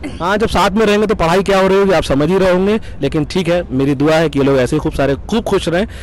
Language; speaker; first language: Hindi; native; Hindi